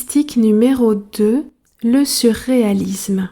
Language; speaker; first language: French; native; French